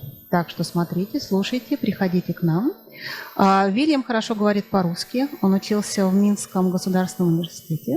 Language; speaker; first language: Russian; native; Russian